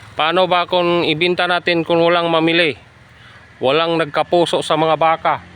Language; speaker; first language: Filipino; non-native, local second language; Hiligaynon